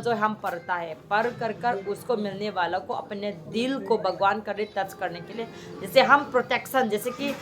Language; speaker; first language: Hindi; non-native, local second language; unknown